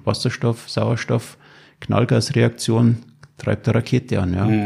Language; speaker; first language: German; native; German